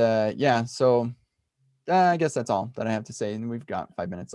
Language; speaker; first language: English; native; English